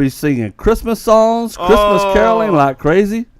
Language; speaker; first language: English; native; English